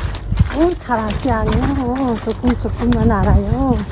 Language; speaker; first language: Korean; non-native, learner; Nepali